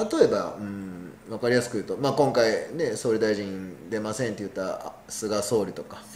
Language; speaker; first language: Japanese; native; Japanese